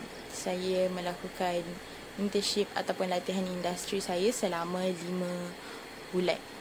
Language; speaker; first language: Malay; native; Malay